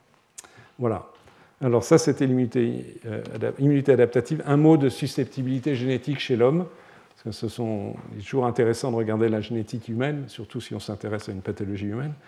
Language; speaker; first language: French; native; French